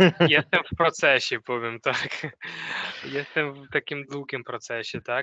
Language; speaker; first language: Polish; non-native, fluent; Ukrainian